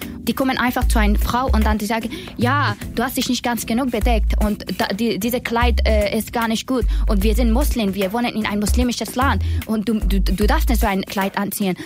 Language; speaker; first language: German; non-native, learner; Persian